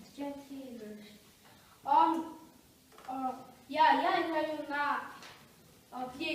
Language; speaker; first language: Russian; non-native, learner; Mongolian